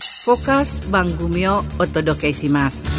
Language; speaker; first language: Japanese; non-native, fluent; Indonesian